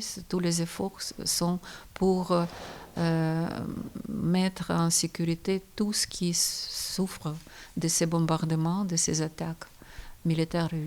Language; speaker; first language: French; non-native, fluent; Ukrainian